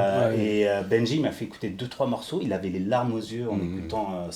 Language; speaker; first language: French; native; French